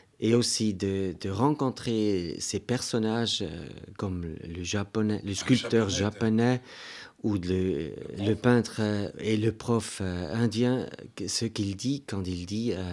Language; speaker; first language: French; non-native, local second language; German